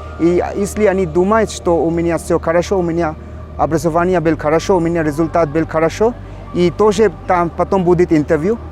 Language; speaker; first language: Russian; non-native, learner; Bangla